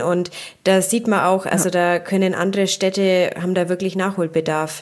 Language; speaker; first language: German; native; German